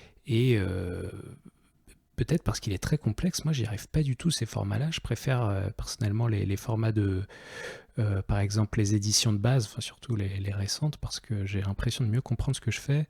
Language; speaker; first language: French; native; French